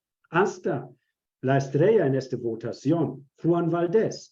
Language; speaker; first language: Spanish; non-native, fluent; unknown